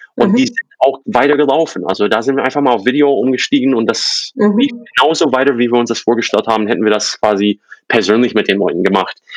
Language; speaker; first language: German; non-native, fluent; English